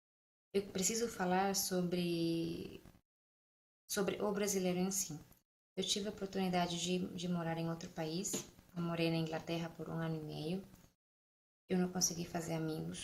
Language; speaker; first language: Portuguese; non-native, fluent; Spanish